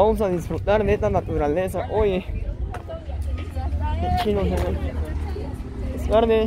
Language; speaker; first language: Spanish; native; Spanish